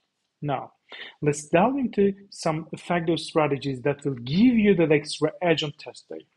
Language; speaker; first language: English; non-native, fluent; Turkish